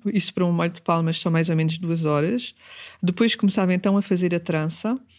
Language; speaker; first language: Portuguese; early bilingual, heritage; Portuguese